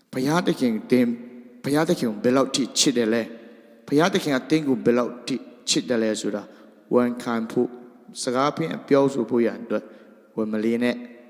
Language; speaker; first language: Burmese; non-native, local second language; Tedim Chin